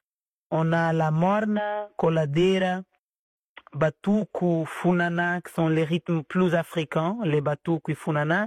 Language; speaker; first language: French; non-native, fluent; Portuguese